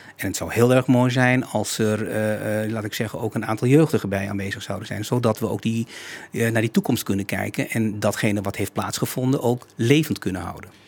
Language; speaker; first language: Dutch; native; Dutch